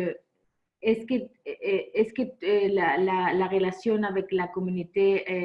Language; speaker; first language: French; non-native, fluent; Spanish